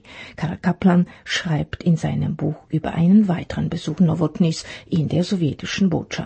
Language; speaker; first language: German; non-native, fluent; Czech